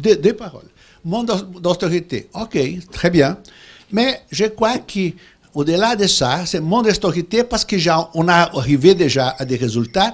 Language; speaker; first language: French; non-native, fluent; Portuguese